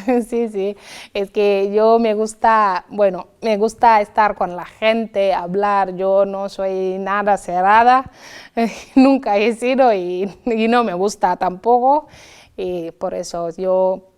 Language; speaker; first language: Spanish; non-native, fluent; Wolof